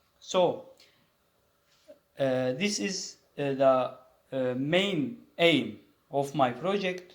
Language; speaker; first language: English; non-native, learner; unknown